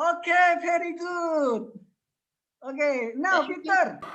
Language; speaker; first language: English; non-native, learner; Indonesian